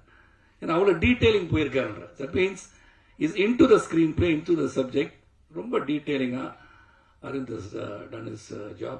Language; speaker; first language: Tamil; native; Tamil